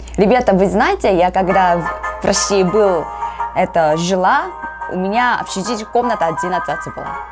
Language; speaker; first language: Russian; non-native, learner; Korean